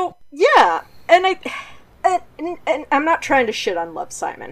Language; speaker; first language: English; native; English